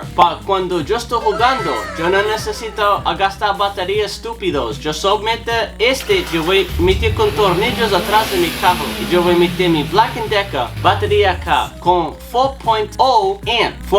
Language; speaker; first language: Spanish; non-native, learner; English